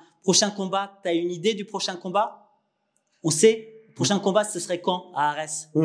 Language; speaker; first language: French; native; French